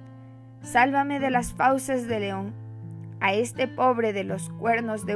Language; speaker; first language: Spanish; native; Spanish